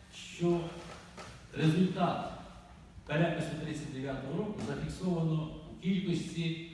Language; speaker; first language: Ukrainian; native; Ukrainian